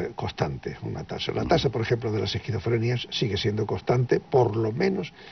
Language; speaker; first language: Spanish; native; Spanish